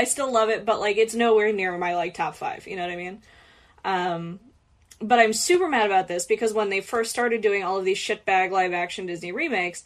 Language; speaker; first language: English; native; English